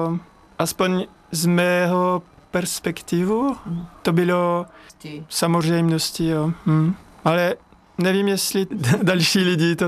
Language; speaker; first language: Czech; non-native, fluent; French